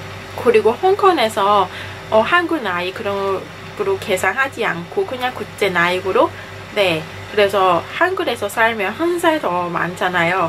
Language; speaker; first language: Korean; non-native, fluent; Cantonese